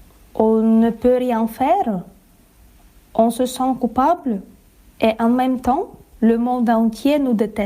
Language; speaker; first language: French; non-native, fluent; Russian